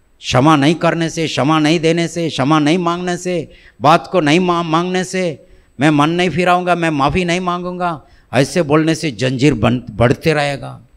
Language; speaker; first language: Hindi; non-native, local second language; Tamil